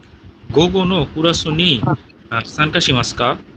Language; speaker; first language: Japanese; non-native, learner; Bangla